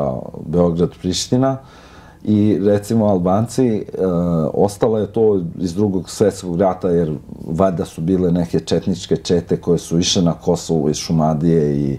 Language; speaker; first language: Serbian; non-native, local second language; Albanian